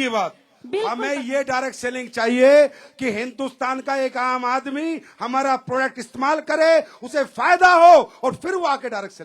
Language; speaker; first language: Hindi; native; Hindi